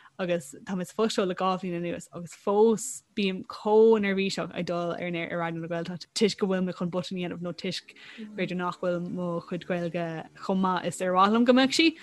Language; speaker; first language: Irish; non-native, local second language; English